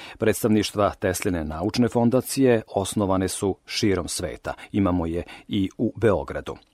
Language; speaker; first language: Serbian; native; Serbian